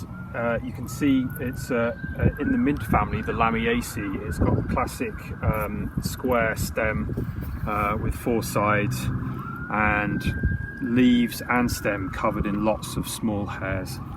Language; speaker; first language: English; native; English